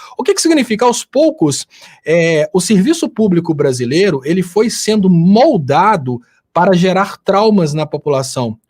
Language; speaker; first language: Portuguese; native; Portuguese